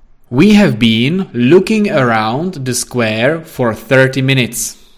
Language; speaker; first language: English; non-native, fluent; Czech